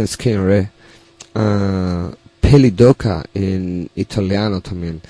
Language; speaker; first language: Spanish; non-native, learner; English